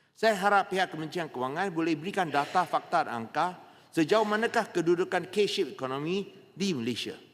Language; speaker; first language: Malay; non-native, local second language; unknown